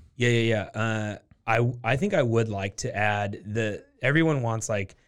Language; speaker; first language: English; native; English